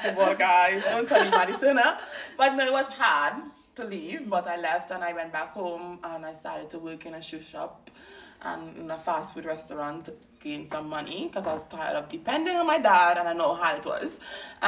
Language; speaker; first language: English; native; English